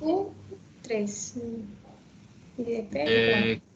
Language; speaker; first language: Spanish; native; Spanish